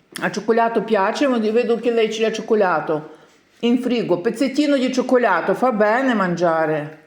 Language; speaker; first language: Italian; non-native, learner; Ukrainian